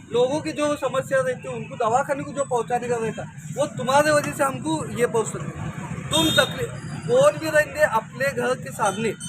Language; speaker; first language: Hindi; non-native, local second language; Urdu